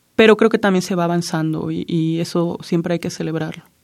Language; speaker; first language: Spanish; non-native, local second language; Zapotec